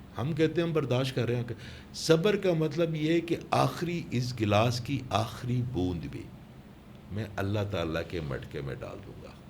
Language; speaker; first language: Urdu; non-native, local second language; Pashto